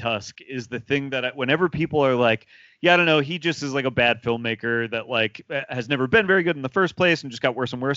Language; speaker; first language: English; native; English